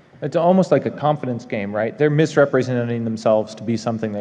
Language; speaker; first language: English; native; English